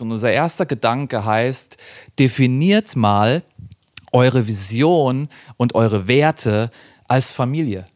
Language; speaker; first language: German; native; German